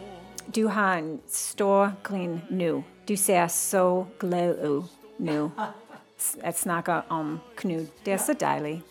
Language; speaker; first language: Danish; non-native, learner; English